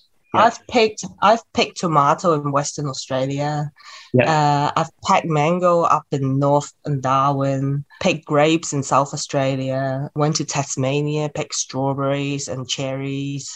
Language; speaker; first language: English; non-native, local second language; Cantonese